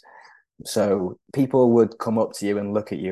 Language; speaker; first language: English; native; English